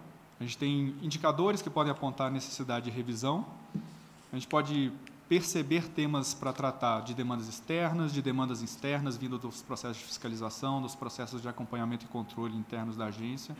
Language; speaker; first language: Portuguese; native; Portuguese